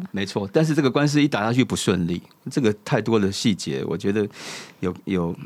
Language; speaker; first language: Chinese; native; Chinese